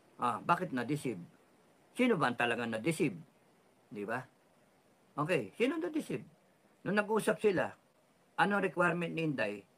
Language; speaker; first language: Filipino; non-native, local second language; Cebuano